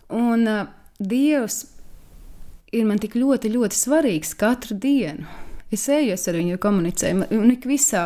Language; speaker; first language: Latvian; native; Latvian